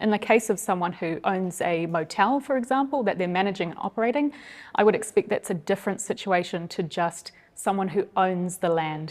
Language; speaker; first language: English; native; English